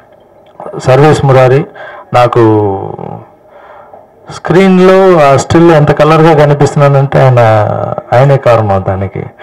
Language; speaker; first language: Telugu; non-native, local second language; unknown